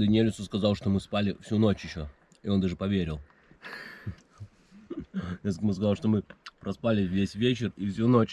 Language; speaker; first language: Russian; native; Russian